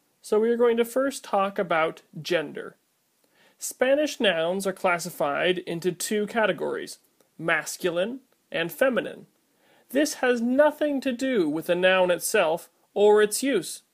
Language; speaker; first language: English; native; English